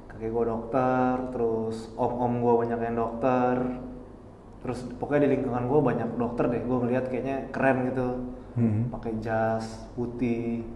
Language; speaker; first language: Indonesian; native; Indonesian